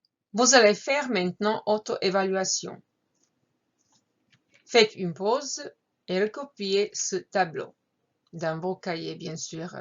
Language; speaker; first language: French; non-native, fluent; Croatian